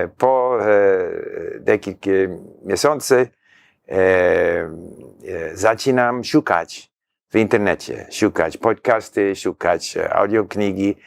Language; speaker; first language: Polish; non-native, learner; English